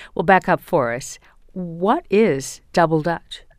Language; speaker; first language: English; native; English